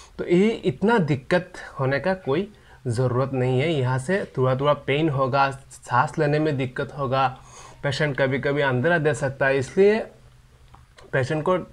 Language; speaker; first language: Hindi; non-native, local second language; Bangla